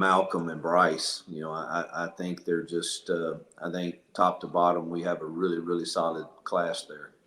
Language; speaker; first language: English; native; English